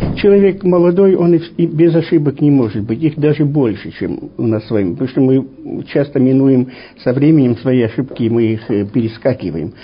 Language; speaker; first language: Russian; native; Russian